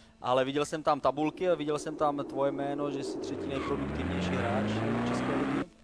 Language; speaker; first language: Czech; native; Czech